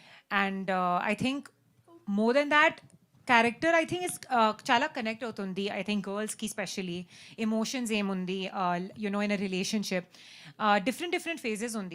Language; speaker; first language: Telugu; non-native, learner; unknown